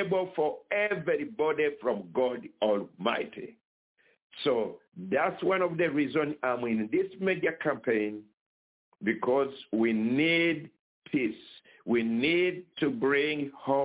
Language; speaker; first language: English; non-native, local second language; Ganda